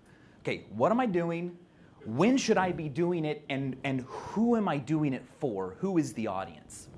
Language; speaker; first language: English; native; English